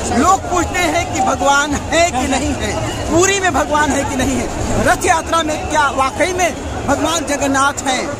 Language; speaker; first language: Hindi; native; Hindi